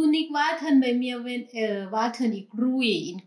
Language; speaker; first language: German; non-native, learner; Thai